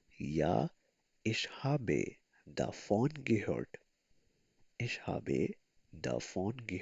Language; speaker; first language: German; non-native, learner; Urdu